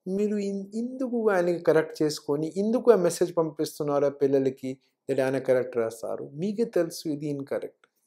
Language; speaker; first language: Telugu; non-native, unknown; Hindi